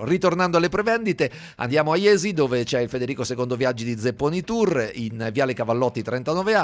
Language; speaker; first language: Italian; native; Italian